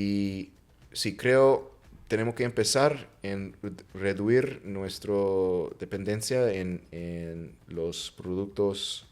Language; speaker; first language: Spanish; non-native, fluent; English